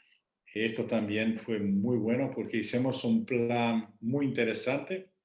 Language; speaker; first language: Spanish; non-native, fluent; Portuguese